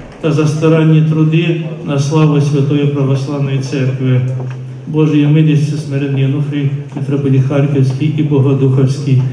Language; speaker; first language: Ukrainian; native; Ukrainian